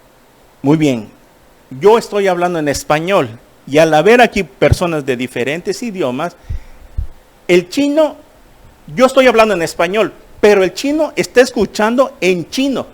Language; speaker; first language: Spanish; native; Spanish